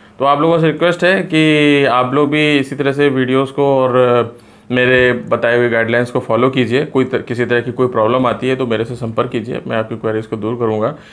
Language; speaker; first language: Hindi; native; Hindi